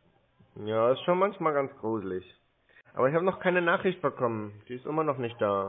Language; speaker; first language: German; native; German